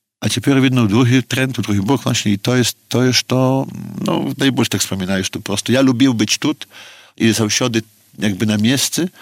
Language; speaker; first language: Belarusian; native; Belarusian